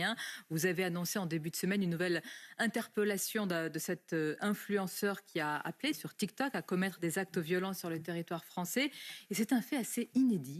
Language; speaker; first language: French; native; French